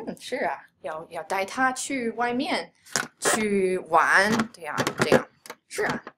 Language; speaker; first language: Chinese; non-native, fluent; English